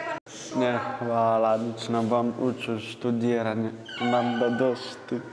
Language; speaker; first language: Slovenian; non-native, local second language; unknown